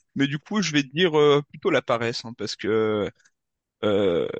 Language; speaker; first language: French; native; French